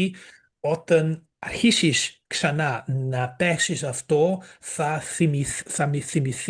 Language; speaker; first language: Greek; non-native, fluent; Portuguese